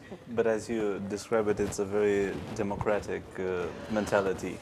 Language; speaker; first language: English; non-native, fluent; Romanian